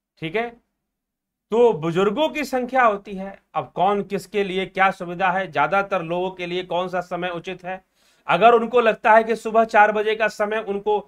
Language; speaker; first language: Hindi; native; Hindi